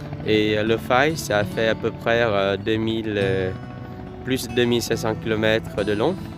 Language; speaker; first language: French; non-native, fluent; Vietnamese